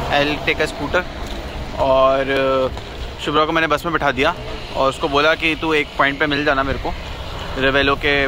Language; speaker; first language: English; non-native, fluent; Romanian